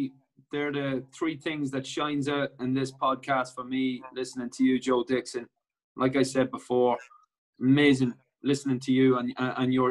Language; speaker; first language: English; native; English